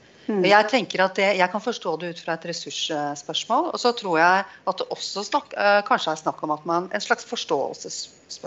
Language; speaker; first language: Norwegian; native; Norwegian